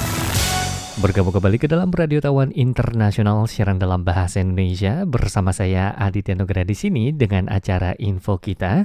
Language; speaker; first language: Indonesian; native; Indonesian